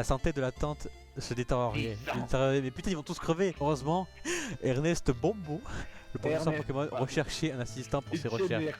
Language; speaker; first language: French; native; French